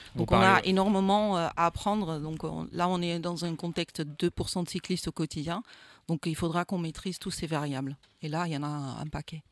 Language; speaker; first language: French; non-native, fluent; Dutch